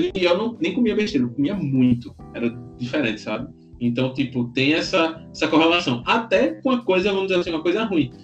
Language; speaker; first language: Portuguese; native; Portuguese